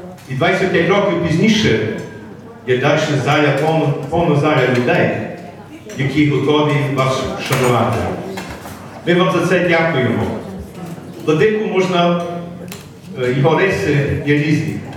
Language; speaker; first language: Ukrainian; early bilingual, heritage; Ukrainian